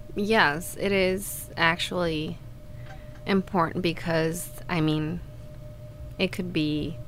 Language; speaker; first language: English; non-native, fluent; Spanish